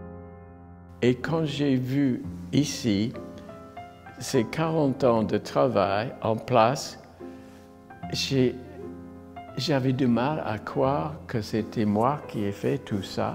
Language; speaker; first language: French; non-native, fluent; English